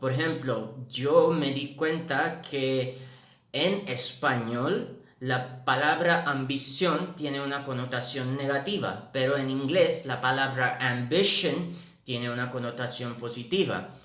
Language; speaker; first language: Spanish; non-native, fluent; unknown